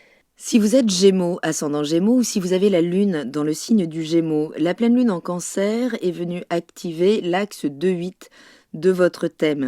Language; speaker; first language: French; native; French